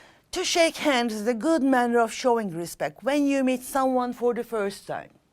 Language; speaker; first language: English; non-native, fluent; Turkish